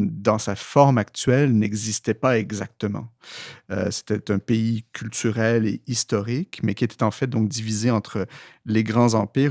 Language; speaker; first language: French; native; French